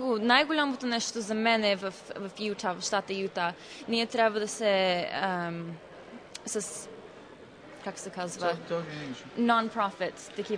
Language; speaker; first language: Bulgarian; early bilingual, heritage; Bulgarian